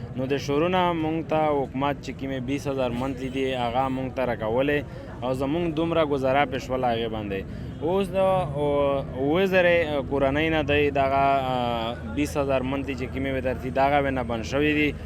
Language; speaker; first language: Pashto; native; Pashto